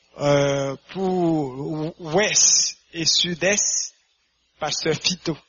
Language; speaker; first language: French; non-native, local second language; Haitian Creole